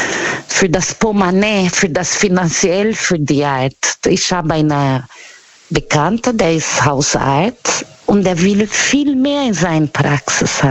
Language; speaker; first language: German; non-native, fluent; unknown